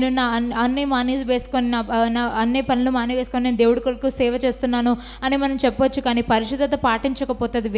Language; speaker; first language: Telugu; native; Telugu